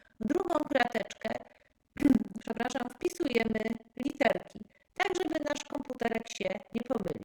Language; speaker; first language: Polish; native; Polish